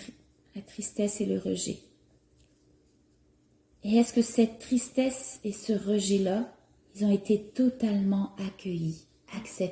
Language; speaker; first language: French; native; French